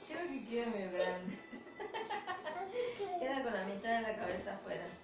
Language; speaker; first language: Spanish; native; Spanish